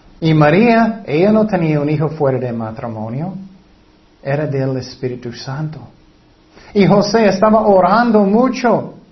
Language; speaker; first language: Spanish; non-native, fluent; English